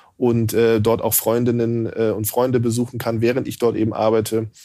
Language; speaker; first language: German; native; German